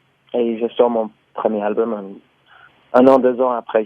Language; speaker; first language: French; non-native, learner; English